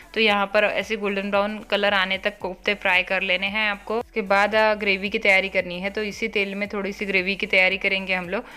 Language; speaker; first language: Hindi; non-native, local second language; Marathi